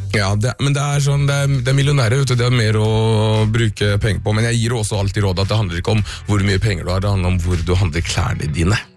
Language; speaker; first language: Norwegian; early bilingual, other home language; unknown